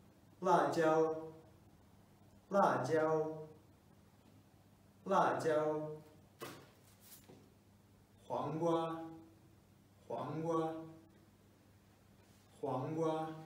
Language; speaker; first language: Chinese; non-native, fluent; Kazakh